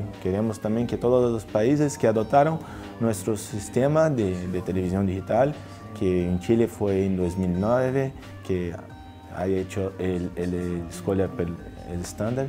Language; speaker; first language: Spanish; non-native, learner; Portuguese